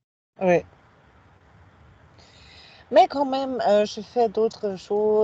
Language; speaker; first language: French; non-native, fluent; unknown